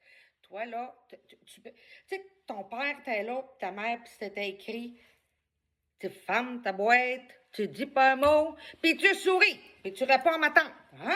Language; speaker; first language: French; native; French